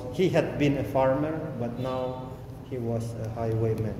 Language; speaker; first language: English; non-native, fluent; Indonesian